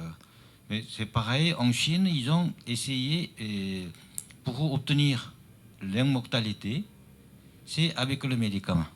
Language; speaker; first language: French; non-native, learner; Chinese